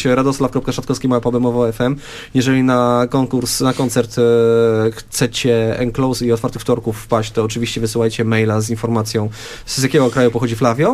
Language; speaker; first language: Polish; native; Polish